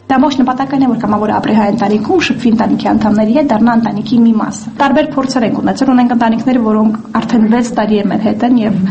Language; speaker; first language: Armenian; native; Armenian